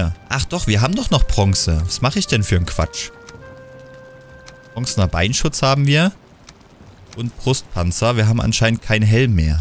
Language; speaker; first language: German; native; German